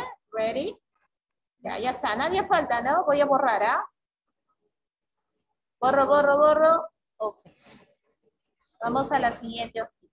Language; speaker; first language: Spanish; native; Spanish